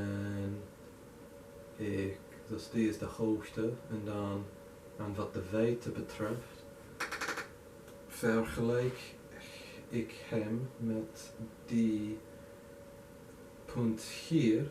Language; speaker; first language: Dutch; non-native, learner; English